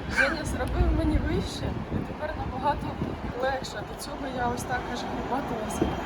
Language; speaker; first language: Ukrainian; non-native, local second language; Russian